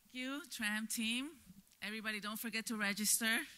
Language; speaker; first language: English; native; English